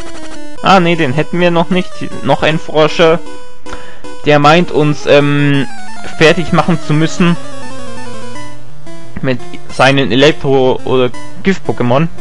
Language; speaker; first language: German; native; German